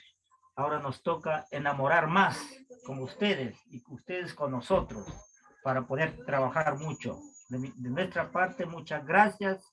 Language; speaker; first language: Spanish; non-native, local second language; Quechua